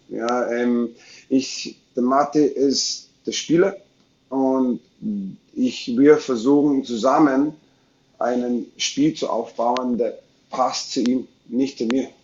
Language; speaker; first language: German; non-native, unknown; English